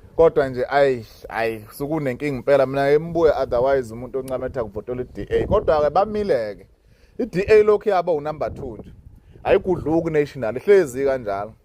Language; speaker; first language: Zulu; native; Zulu